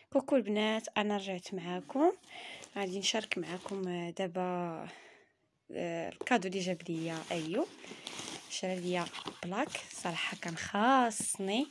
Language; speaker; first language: Arabic; native; Arabic